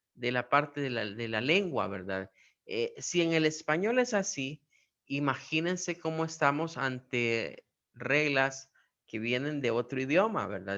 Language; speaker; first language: Spanish; native; Spanish